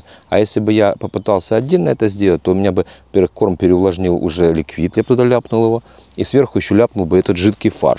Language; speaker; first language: Russian; native; Russian